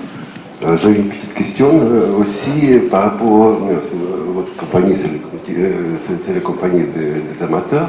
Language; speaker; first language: French; non-native, learner; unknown